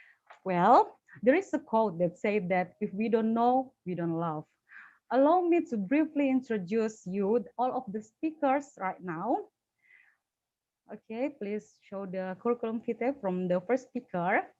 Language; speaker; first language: English; non-native, fluent; Indonesian